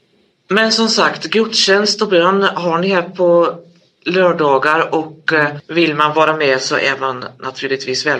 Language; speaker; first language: Swedish; native; Swedish